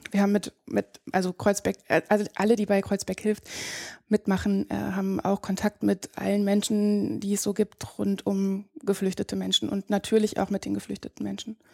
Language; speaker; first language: German; native; German